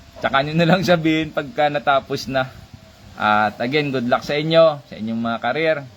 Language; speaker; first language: Filipino; non-native, local second language; Hiligaynon